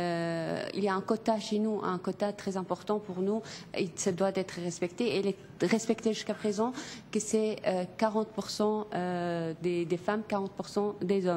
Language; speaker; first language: French; non-native, fluent; Kurdish